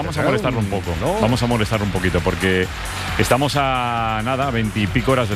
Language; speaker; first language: Spanish; native; Spanish